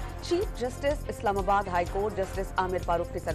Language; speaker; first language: Urdu; native; Urdu